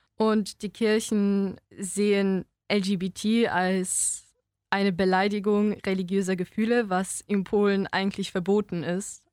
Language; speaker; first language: German; early bilingual, other home language; Polish